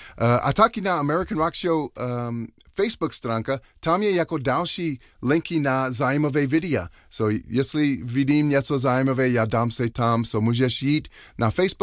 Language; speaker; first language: Czech; non-native, learner; English